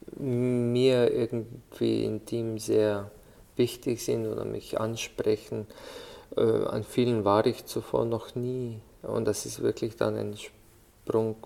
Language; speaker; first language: German; non-native, fluent; Slovenian